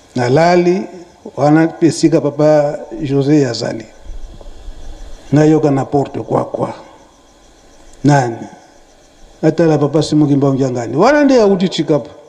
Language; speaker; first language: Lingala; non-native, local second language; Kongo